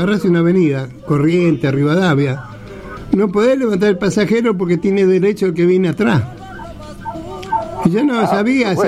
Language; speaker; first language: Spanish; native; Spanish